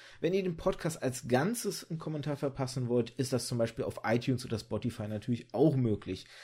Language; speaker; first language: German; early bilingual, other home language; Russian